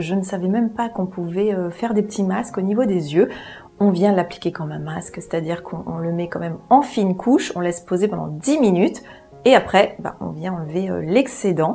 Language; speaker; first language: French; native; French